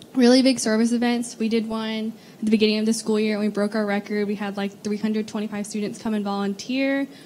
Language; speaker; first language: English; native; English